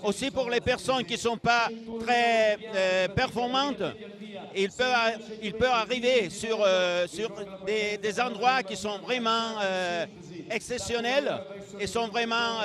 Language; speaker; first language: French; non-native, local second language; Italian